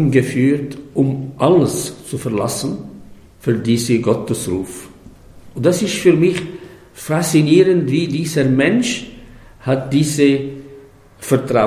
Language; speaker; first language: German; non-native, fluent; Arabic